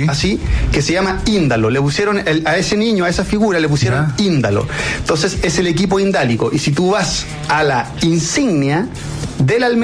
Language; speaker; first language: Spanish; native; Spanish